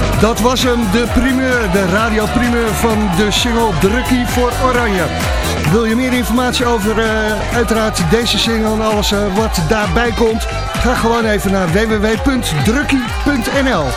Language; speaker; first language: Dutch; native; Dutch